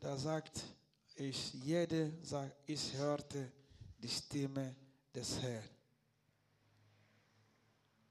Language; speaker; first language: German; non-native, learner; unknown